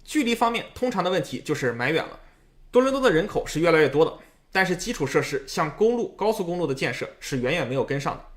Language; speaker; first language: Chinese; native; Chinese